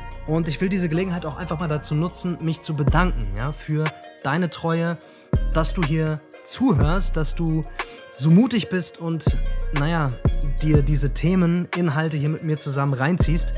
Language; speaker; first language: German; native; German